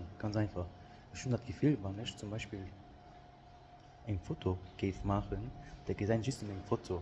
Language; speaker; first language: German; non-native, local second language; Luxembourgish